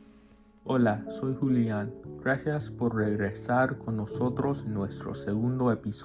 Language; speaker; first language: Spanish; non-native, learner; English